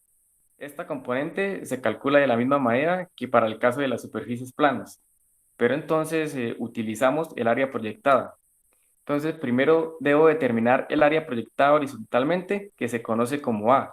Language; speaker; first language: Spanish; native; Spanish